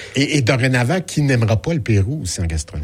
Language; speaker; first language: French; native; French